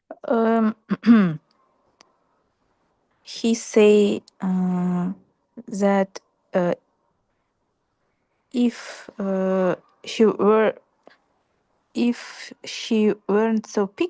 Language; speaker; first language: English; non-native, learner; Russian